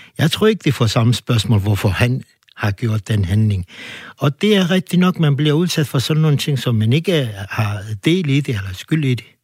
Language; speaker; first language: Danish; non-native, fluent; Turkish